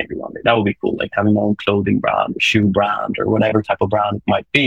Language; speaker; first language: English; non-native, fluent; Swedish